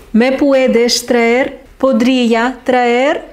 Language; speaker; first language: Spanish; non-native, fluent; Lithuanian